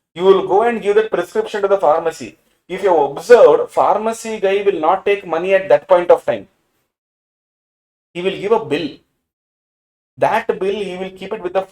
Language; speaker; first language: English; non-native, local second language; Tamil